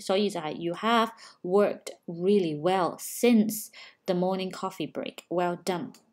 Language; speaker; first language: English; non-native, local second language; Cantonese